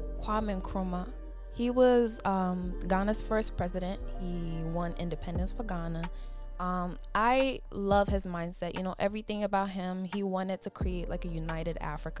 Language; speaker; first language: English; non-native, local second language; Akan